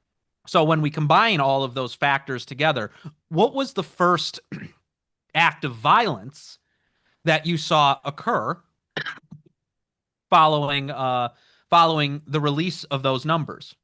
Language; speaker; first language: English; native; English